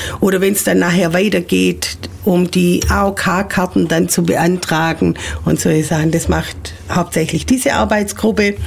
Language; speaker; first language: German; native; German